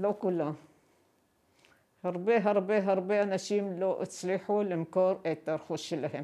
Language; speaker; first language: Hebrew; non-native, fluent; Arabic